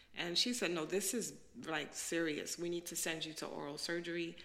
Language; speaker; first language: English; native; English